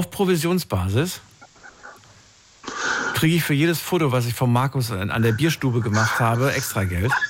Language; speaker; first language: German; native; German